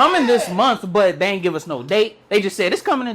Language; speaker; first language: English; native; English